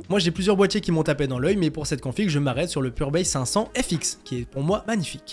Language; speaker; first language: French; native; French